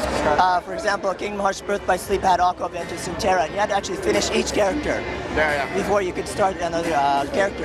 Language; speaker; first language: English; non-native, fluent; Japanese